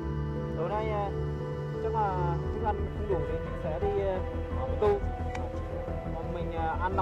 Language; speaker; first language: Vietnamese; native; Vietnamese